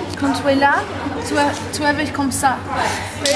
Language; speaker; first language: French; non-native, learner; English